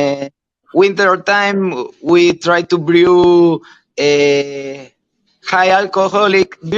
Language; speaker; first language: English; non-native, learner; Spanish